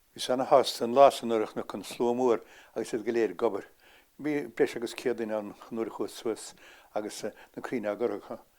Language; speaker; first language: Irish; native; Irish